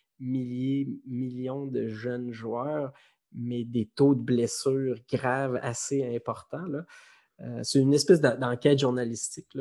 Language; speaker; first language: French; native; French